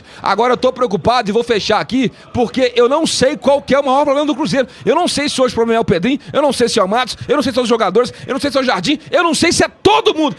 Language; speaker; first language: Portuguese; native; Portuguese